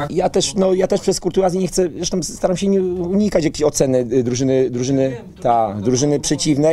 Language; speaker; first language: Polish; native; Polish